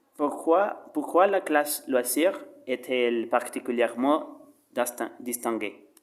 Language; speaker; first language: French; non-native, learner; Spanish